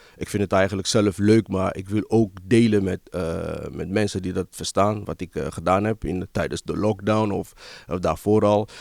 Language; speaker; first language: Dutch; early bilingual, other home language; Lingala